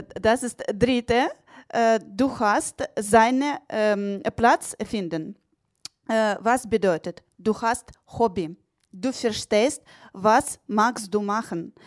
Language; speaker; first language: German; non-native, learner; Ukrainian